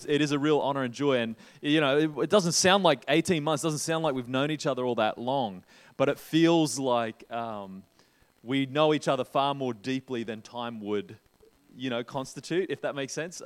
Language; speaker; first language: English; native; English